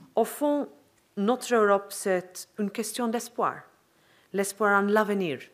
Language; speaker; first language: French; non-native, fluent; Maltese